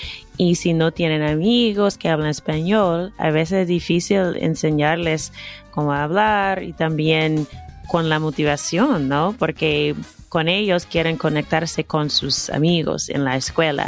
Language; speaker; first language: Spanish; non-native, fluent; English